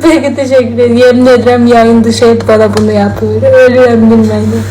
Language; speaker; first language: Turkish; non-native, learner; Georgian